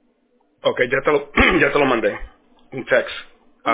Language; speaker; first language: Spanish; early bilingual, heritage; Spanish